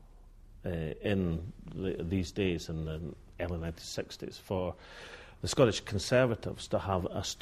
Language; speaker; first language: English; native; English